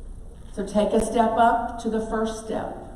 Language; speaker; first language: English; native; English